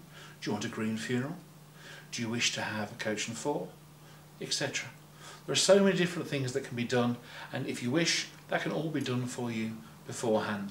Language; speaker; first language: English; native; English